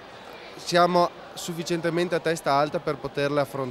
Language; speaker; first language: Italian; native; Italian